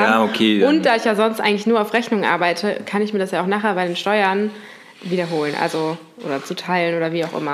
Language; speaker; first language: German; native; German